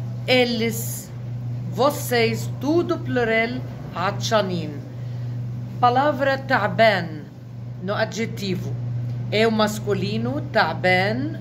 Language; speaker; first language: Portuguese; non-native, fluent; Arabic